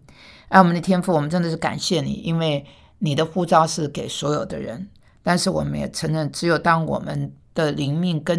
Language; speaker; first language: Chinese; non-native, fluent; Korean